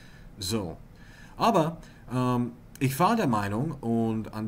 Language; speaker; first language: German; non-native, learner; English